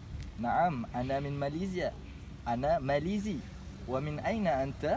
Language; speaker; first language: Arabic; non-native, learner; Malay